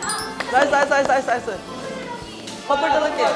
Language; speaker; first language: Korean; native; Korean